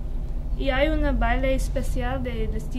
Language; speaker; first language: Spanish; non-native, learner; English